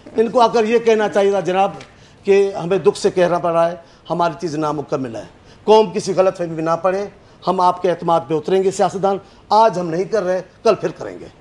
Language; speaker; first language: Urdu; non-native, local second language; Sindhi